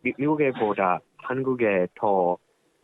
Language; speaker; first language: Korean; non-native, learner; English